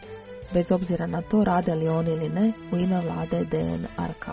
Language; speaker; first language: Croatian; native; Croatian